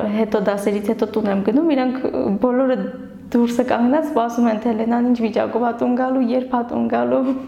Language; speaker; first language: Armenian; non-native, local second language; Kurdish